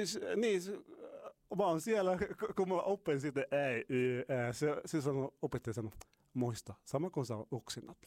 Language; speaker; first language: Finnish; non-native, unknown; Arabic